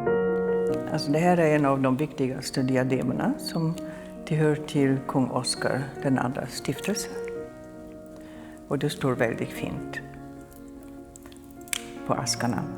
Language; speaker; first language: Swedish; non-native, fluent; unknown